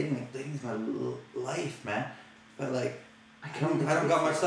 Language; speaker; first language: English; native; English